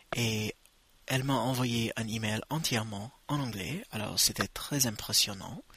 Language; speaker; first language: French; non-native, fluent; English